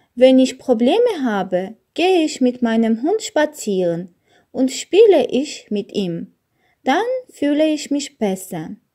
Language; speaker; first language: German; non-native, learner; Armenian